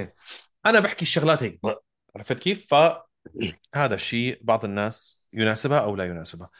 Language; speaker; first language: Arabic; native; Arabic